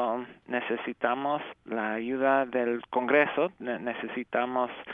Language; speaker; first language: Spanish; non-native, fluent; English